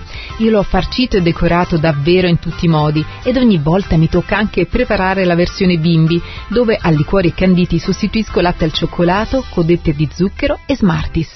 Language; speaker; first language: Italian; native; Italian